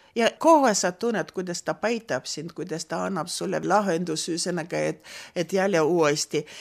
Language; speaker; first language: Estonian; non-native, local second language; Russian